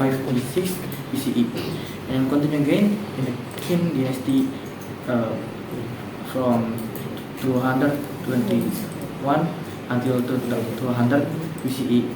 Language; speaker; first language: English; non-native, learner; Indonesian